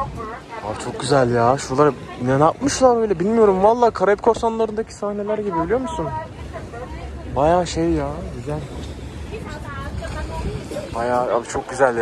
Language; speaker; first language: Turkish; native; Turkish